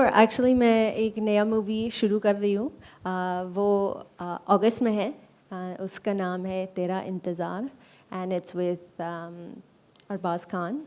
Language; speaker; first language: Hindi; early bilingual, heritage; Punjabi